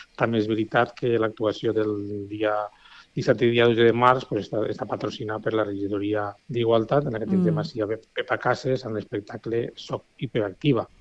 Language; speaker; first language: Catalan; native; Catalan